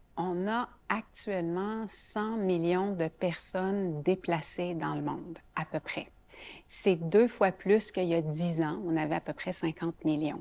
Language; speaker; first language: French; native; French